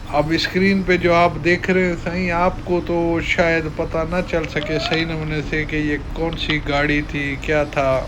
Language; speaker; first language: Urdu; non-native, local second language; Sindhi